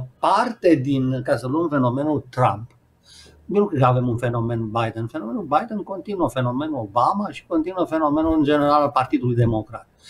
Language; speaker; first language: Romanian; native; Romanian